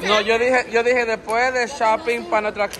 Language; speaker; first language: Spanish; native; Spanish